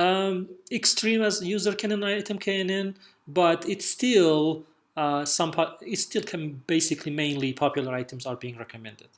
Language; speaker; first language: English; non-native, fluent; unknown